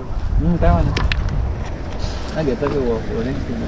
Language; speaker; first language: Chinese; non-native, learner; Filipino